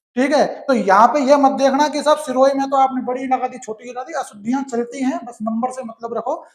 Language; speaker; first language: Hindi; native; Hindi